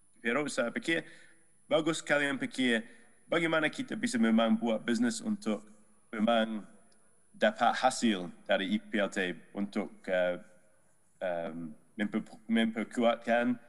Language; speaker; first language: Indonesian; non-native, learner; Dutch